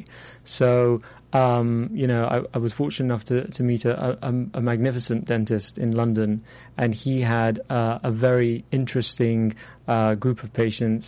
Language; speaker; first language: English; native; English